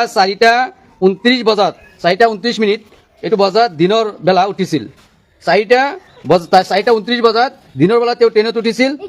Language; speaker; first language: Assamese; non-native, local second language; Bangla